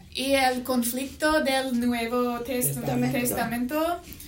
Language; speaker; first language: Spanish; non-native, learner; English